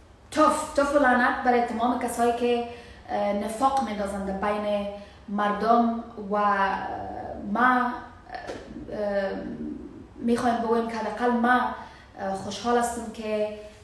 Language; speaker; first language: Persian; native; Persian